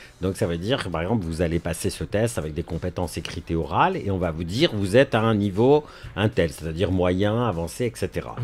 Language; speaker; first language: French; native; French